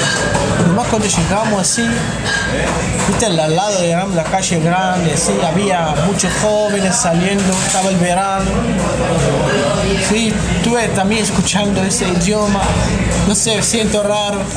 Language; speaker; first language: Spanish; non-native, learner; Arabic